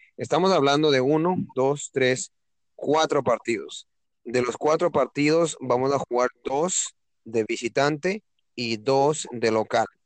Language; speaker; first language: Spanish; native; Spanish